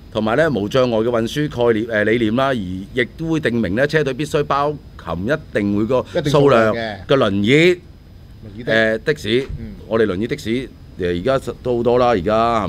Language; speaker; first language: Cantonese; native; Cantonese